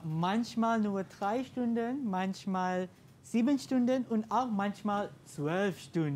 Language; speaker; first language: German; non-native, learner; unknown